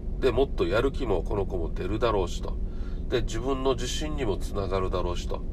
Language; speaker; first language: Japanese; native; Japanese